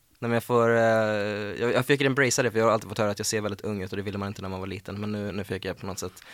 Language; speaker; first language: Swedish; native; Swedish